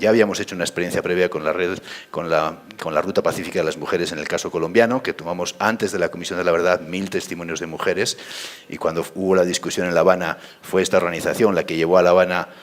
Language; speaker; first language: Spanish; native; Spanish